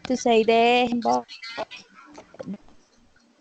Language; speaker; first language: English; non-native, learner; Spanish